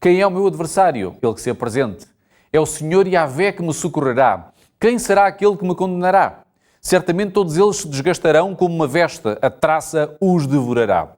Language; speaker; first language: Portuguese; native; Portuguese